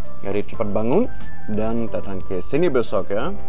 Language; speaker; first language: Indonesian; non-native, fluent; German